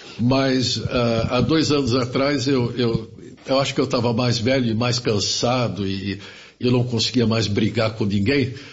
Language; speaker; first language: Portuguese; early bilingual, other home language; German